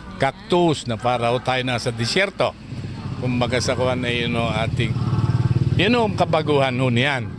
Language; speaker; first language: Filipino; native; Filipino